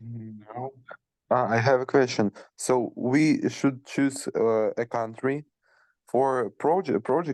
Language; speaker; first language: English; non-native, learner; Ukrainian